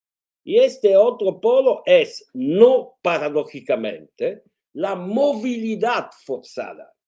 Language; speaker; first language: Spanish; non-native, fluent; Italian